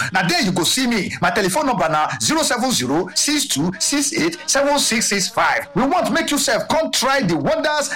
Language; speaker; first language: Nigerian Pidgin; non-native, local second language; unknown